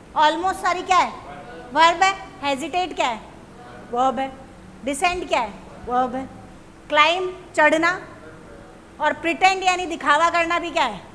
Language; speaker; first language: Hindi; native; Hindi